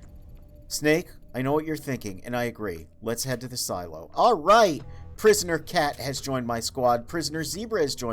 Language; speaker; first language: English; native; English